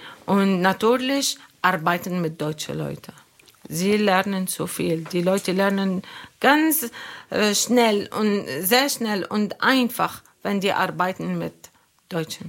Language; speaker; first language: German; non-native, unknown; Arabic